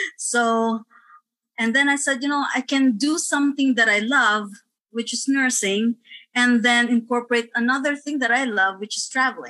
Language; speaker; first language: English; non-native, local second language; Filipino